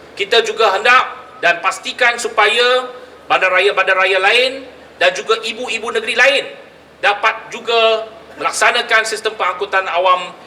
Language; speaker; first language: Malay; non-native, local second language; Chinese